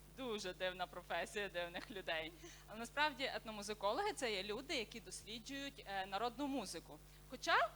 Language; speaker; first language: Ukrainian; native; Ukrainian